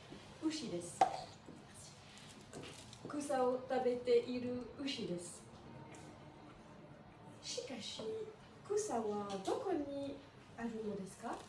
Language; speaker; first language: Japanese; non-native, learner; French